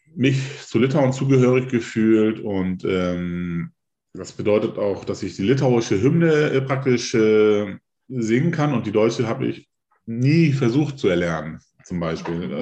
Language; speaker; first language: German; early bilingual, other home language; Lithuanian